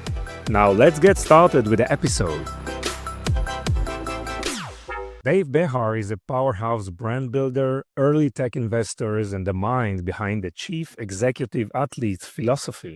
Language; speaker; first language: English; non-native, fluent; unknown